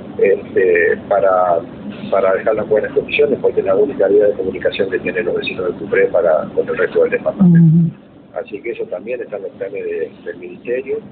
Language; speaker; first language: Spanish; native; Spanish